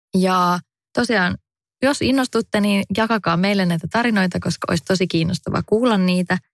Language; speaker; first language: Finnish; native; Finnish